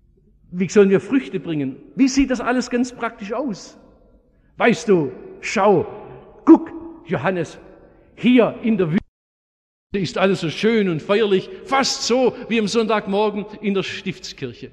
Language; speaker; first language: German; native; German